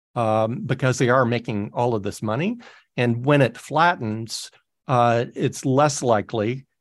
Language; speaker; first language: English; native; English